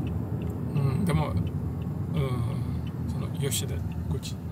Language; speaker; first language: Japanese; non-native, fluent; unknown